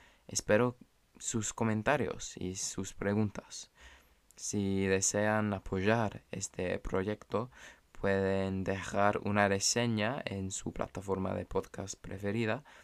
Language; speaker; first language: Spanish; non-native, fluent; English